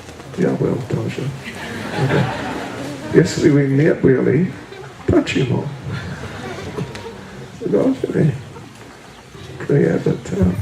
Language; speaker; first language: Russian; non-native, learner; English